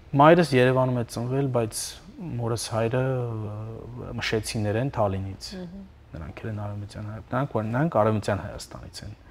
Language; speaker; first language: Armenian; native; Armenian